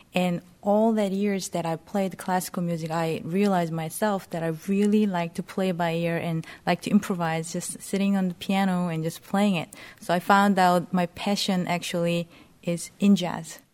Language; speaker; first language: English; non-native, fluent; Korean